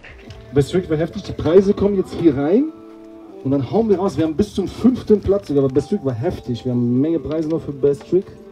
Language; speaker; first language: German; native; German